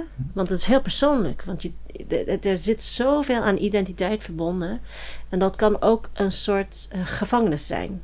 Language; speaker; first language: Dutch; non-native, fluent; English